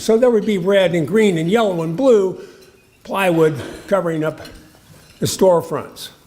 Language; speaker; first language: English; native; English